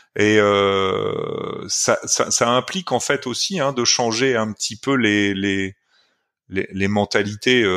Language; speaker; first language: French; native; French